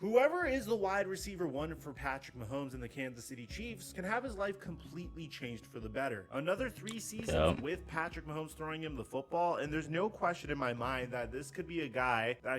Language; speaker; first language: English; native; English